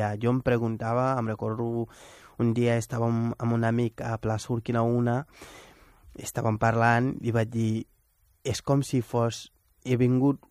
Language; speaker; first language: Catalan; non-native, fluent; Wolof